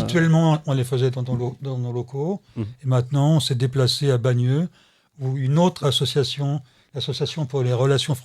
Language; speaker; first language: French; native; French